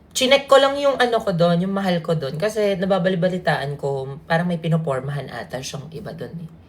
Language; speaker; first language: Filipino; non-native, local second language; Cebuano